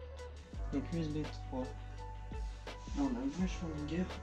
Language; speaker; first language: French; native; French